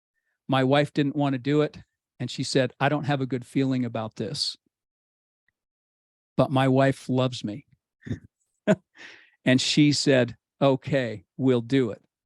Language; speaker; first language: English; native; English